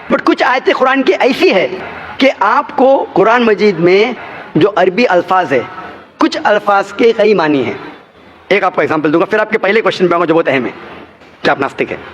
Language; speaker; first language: Hindi; non-native, local second language; Konkani